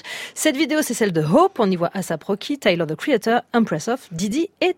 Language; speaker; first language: French; native; French